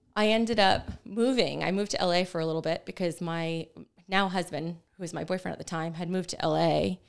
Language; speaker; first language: English; early bilingual, other home language; Italian